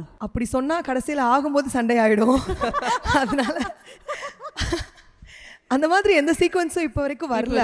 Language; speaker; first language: Tamil; native; Tamil